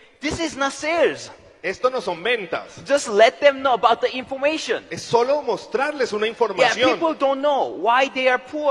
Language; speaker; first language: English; non-native, learner; Korean